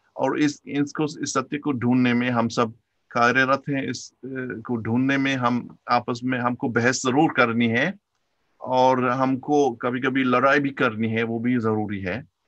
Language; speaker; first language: Hindi; non-native, fluent; German